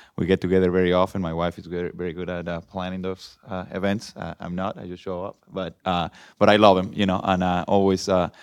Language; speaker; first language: English; non-native, fluent; Spanish